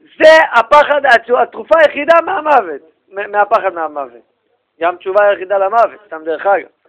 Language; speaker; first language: Hebrew; native; Hebrew